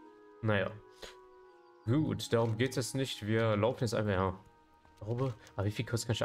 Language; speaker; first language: German; native; German